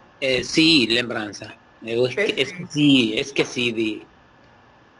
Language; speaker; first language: Portuguese; non-native, learner; Spanish